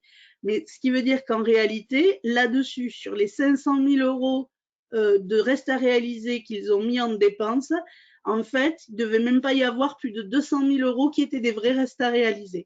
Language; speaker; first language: French; native; French